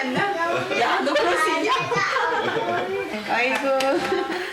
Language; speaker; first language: Korean; native; Korean